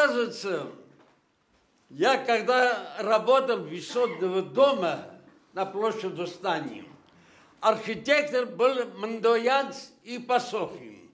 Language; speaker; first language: Russian; non-native, local second language; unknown